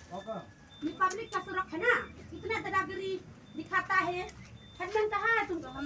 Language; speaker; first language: Hindi; non-native, local second language; Khasi